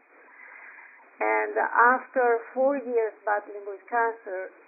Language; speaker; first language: English; non-native, fluent; Greek